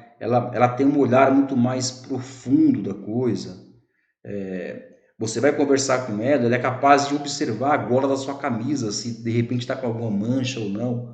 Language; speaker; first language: Portuguese; native; Portuguese